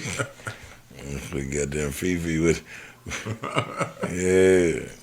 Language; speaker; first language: English; native; English